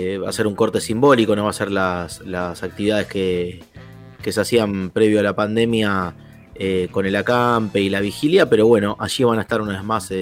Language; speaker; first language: Spanish; native; Spanish